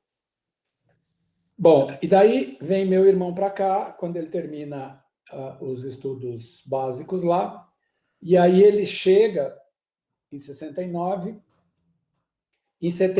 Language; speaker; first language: Portuguese; early bilingual, other home language; Guarani